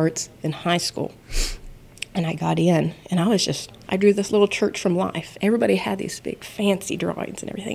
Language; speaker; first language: English; native; English